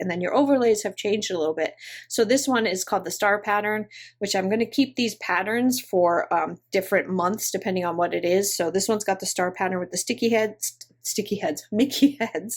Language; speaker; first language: English; native; English